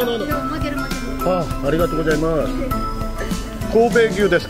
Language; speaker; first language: Japanese; non-native, learner; Korean